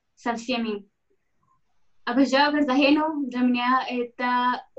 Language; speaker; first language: Russian; non-native, fluent; Spanish